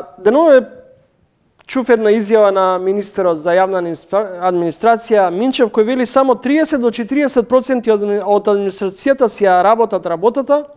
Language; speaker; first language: Macedonian; native; Macedonian